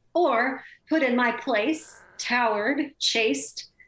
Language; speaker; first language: English; native; English